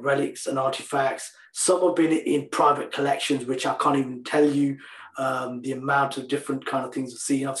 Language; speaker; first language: English; native; English